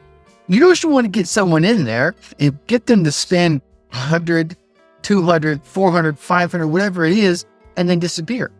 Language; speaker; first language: English; native; English